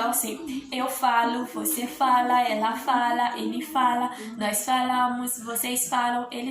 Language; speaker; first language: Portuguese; non-native, learner; Haitian Creole